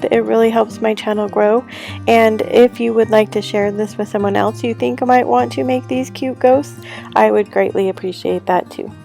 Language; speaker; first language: English; native; English